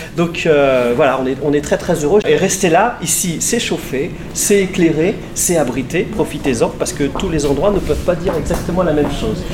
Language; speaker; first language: French; native; French